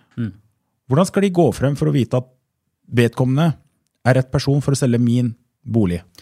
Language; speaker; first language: Norwegian; native; Norwegian